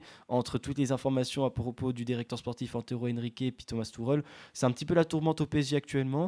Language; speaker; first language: French; native; French